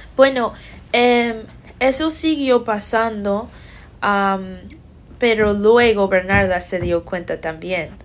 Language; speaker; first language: Spanish; non-native, learner; English